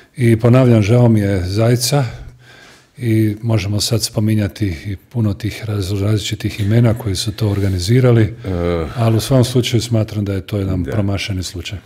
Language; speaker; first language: Croatian; native; Croatian